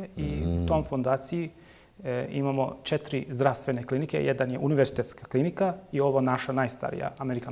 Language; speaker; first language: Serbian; non-native, local second language; Turkish